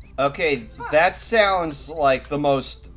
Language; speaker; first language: English; native; English